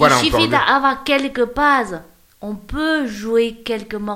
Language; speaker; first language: French; non-native, learner; Chinese